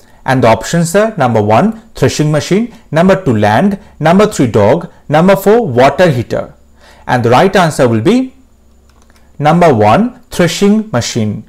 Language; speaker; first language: English; non-native, local second language; Bangla